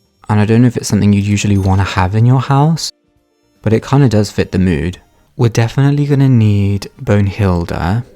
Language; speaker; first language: English; native; English